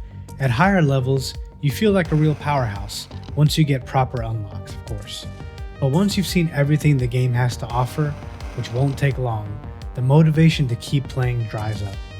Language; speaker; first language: English; native; English